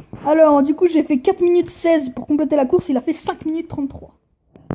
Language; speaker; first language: French; native; French